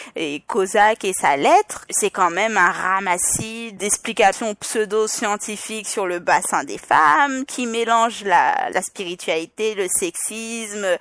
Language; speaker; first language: French; native; French